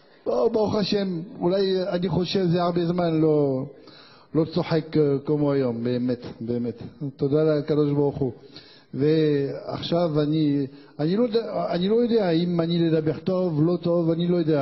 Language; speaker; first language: Hebrew; non-native, learner; French